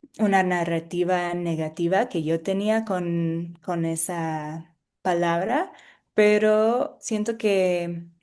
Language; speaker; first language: Spanish; non-native, fluent; English